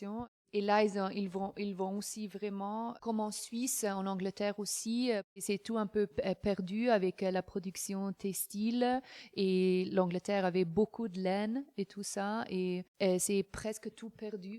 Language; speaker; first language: French; non-native, fluent; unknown